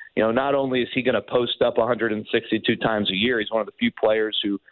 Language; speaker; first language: English; native; English